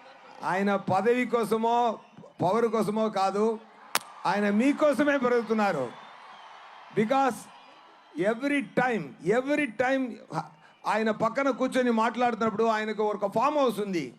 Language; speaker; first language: Telugu; non-native, local second language; Tamil